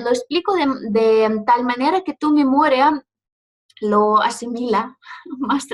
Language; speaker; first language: Spanish; non-native, fluent; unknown